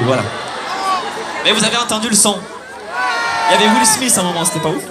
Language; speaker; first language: French; native; French